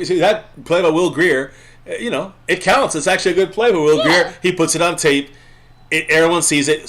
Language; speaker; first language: English; native; English